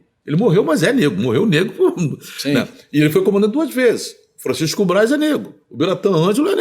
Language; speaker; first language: Portuguese; native; Portuguese